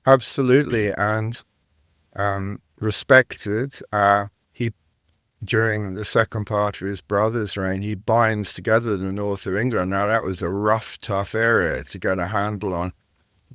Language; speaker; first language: English; native; English